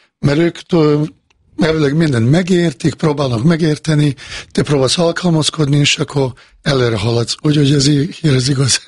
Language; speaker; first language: Hungarian; non-native, fluent; Bosnian